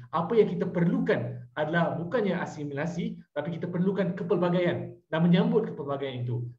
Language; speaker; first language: Malay; non-native, local second language; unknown